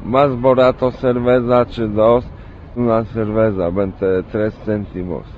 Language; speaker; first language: Spanish; non-native, learner; Polish